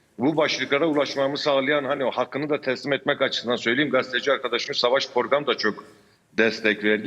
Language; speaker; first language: Turkish; native; Turkish